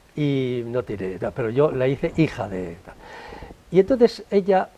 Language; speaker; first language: Spanish; native; Spanish